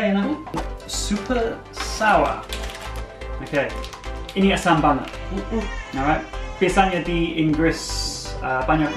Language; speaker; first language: Indonesian; non-native, learner; English